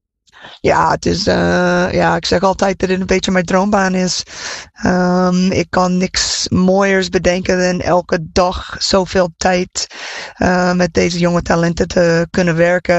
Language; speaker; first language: Dutch; non-native, fluent; English